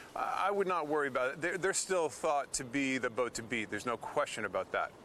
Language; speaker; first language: English; native; English